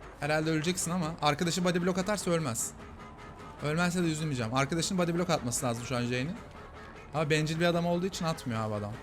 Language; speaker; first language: Turkish; native; Turkish